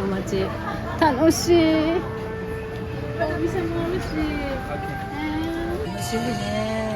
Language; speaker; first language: Japanese; native; Japanese